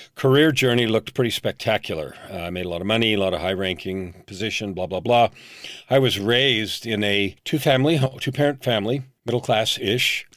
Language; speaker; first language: English; native; English